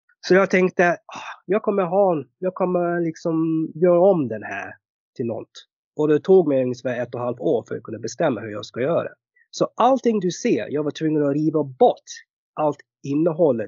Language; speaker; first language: Swedish; non-native, fluent; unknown